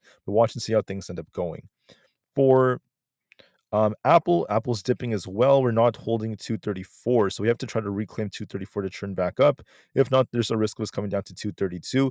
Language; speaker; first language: English; native; English